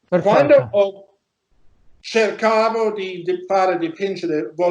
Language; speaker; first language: Italian; non-native, learner; English